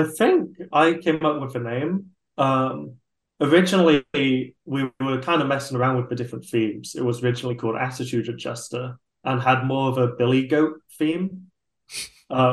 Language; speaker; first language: English; native; English